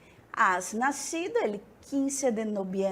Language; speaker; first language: Spanish; non-native, fluent; Portuguese